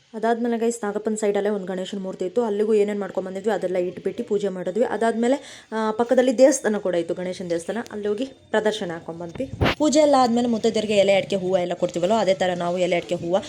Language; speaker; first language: Kannada; native; Kannada